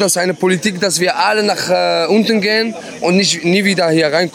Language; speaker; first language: German; non-native, learner; Arabic